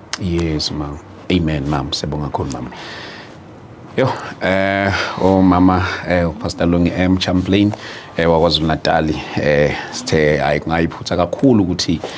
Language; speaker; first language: Zulu; native; Zulu